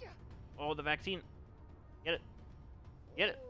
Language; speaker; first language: English; native; English